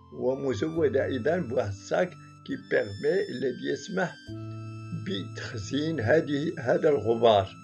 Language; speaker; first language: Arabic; native; Arabic